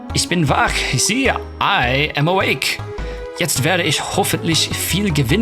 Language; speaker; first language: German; non-native, learner; English